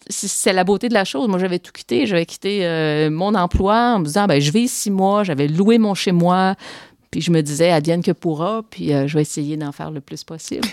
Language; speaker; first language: French; native; French